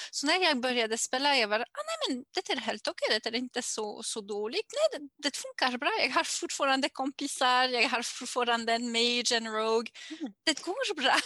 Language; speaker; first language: Swedish; non-native, learner; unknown